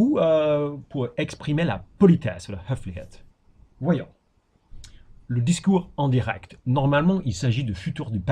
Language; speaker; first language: French; non-native, fluent; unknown